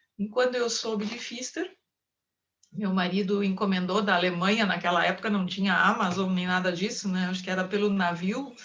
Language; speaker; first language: Portuguese; non-native, local second language; German